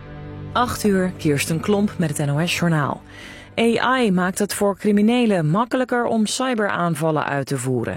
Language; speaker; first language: Dutch; native; Dutch